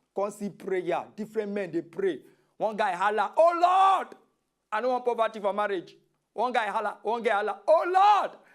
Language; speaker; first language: Nigerian Pidgin; native; Nigerian Pidgin